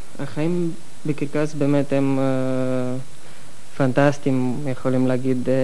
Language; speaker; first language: Hebrew; non-native, fluent; Romanian